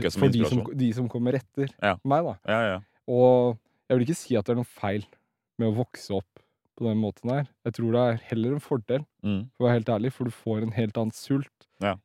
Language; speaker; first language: Norwegian; early bilingual, other home language; Riffian